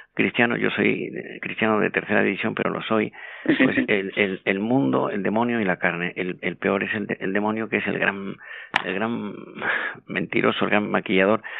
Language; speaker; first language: Spanish; native; Spanish